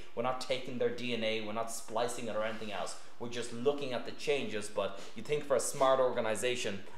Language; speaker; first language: English; native; English